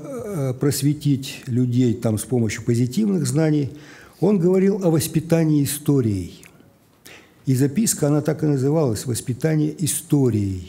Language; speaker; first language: Russian; native; Russian